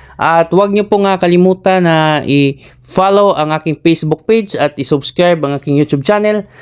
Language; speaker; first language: Filipino; non-native, local second language; Cebuano